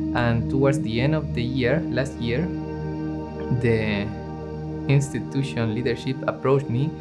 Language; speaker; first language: English; non-native, fluent; Spanish